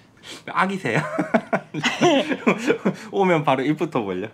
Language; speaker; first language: Korean; native; Korean